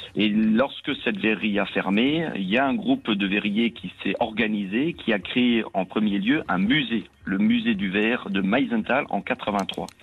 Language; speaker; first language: French; native; French